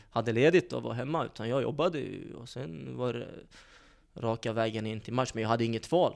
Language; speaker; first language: Swedish; early bilingual, other home language; Bosnian